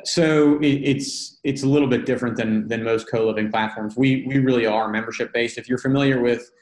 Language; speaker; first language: English; native; English